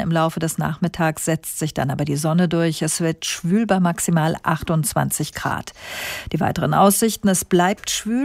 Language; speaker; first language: German; native; German